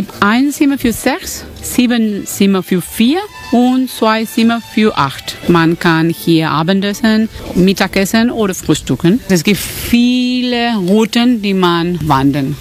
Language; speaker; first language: German; non-native, learner; Spanish